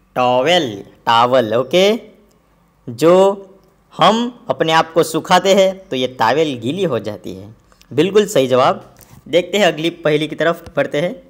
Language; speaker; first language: Hindi; non-native, local second language; Gujarati